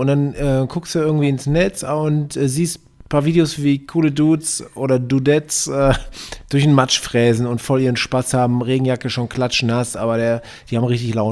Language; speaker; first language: German; native; German